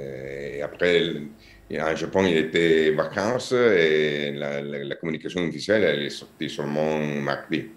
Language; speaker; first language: French; non-native, learner; Italian